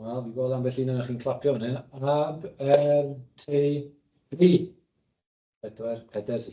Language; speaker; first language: Welsh; native; Welsh